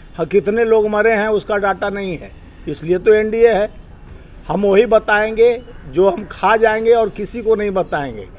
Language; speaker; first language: Hindi; native; Hindi